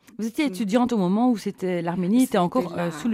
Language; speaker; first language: French; native; French